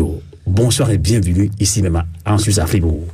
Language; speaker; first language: French; non-native, local second language; Ewe